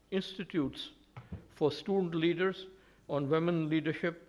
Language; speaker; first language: English; native; English